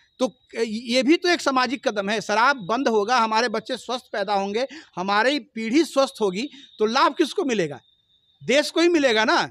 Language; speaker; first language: Hindi; native; Hindi